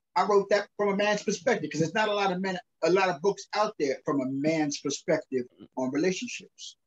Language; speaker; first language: English; native; English